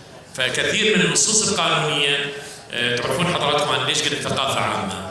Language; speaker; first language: Arabic; native; Arabic